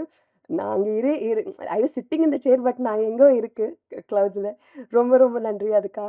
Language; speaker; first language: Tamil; non-native, fluent; Telugu